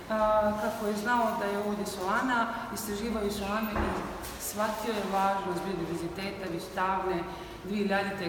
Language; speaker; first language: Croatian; non-native, fluent; German